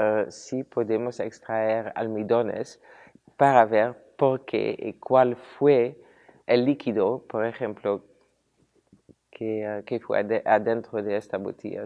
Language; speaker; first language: Spanish; non-native, fluent; Dutch